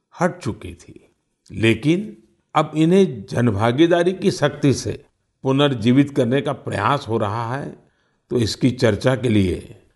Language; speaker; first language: Hindi; native; Hindi